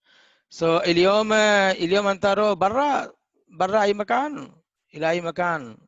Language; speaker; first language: Arabic; non-native, fluent; Hindi